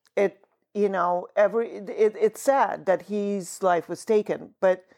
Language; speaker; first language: English; early bilingual, other home language; Russian